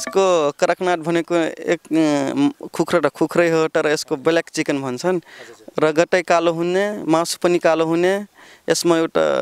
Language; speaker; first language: Nepali; non-native, local second language; Rana Tharu